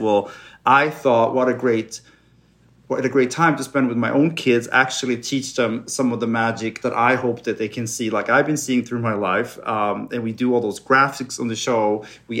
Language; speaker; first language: English; non-native, fluent; Swedish